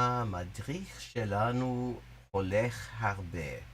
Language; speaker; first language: Hebrew; non-native, learner; English